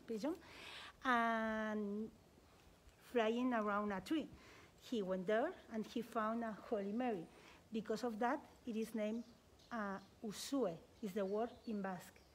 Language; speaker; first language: English; non-native, learner; Spanish